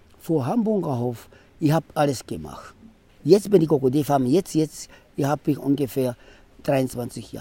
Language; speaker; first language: German; non-native, local second language; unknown